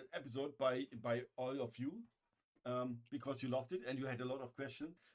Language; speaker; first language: English; non-native, fluent; German